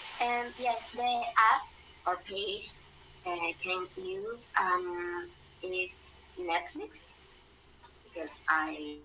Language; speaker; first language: English; non-native, learner; Spanish